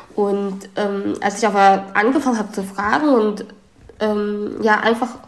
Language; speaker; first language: German; early bilingual, other home language; Vietnamese